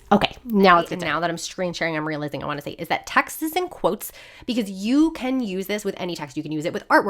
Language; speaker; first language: English; native; English